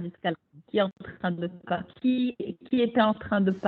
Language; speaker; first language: French; non-native, local second language; Arabic